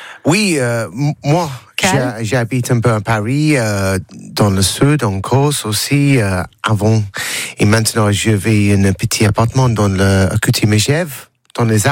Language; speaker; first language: French; non-native, learner; English